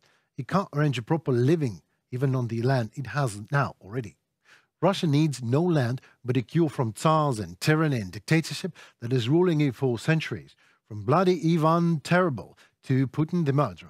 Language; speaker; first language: English; non-native, fluent; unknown